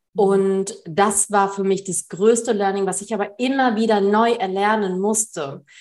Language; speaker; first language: German; early bilingual, other home language; Tamil